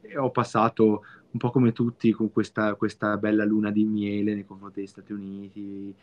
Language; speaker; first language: Italian; native; Italian